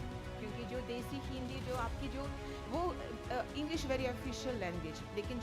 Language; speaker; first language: Hindi; non-native, fluent; Russian